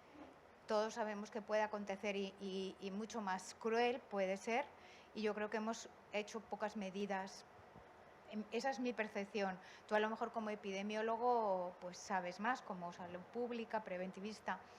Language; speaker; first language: Spanish; native; Spanish